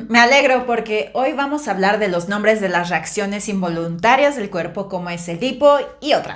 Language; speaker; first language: Spanish; native; Spanish